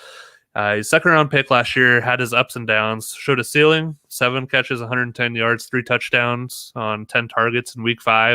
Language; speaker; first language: English; native; English